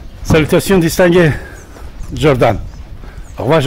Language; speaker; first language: French; non-native, fluent; Persian